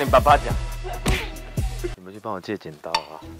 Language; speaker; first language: Chinese; native; Chinese